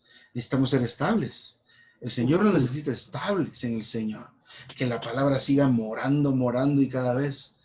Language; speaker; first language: Spanish; native; Spanish